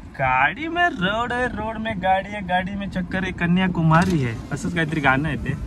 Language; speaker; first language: Hindi; non-native, local second language; Marathi